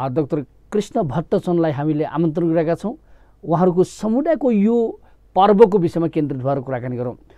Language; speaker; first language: Nepali; non-native, local second language; Newari